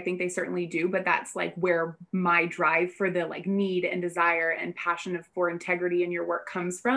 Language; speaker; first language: English; native; English